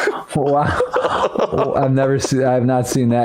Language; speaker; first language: English; native; English